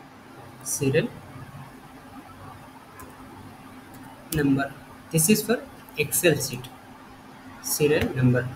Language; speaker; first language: English; non-native, learner; Telugu